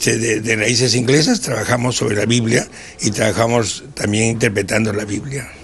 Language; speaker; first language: Spanish; native; Spanish